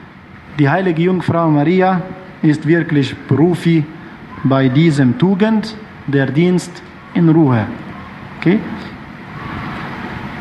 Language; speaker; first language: German; non-native, fluent; Arabic